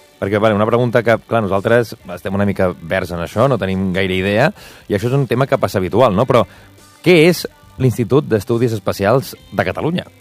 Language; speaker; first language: Catalan; native; Catalan